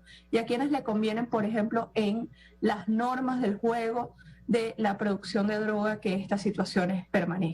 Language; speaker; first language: Spanish; native; Spanish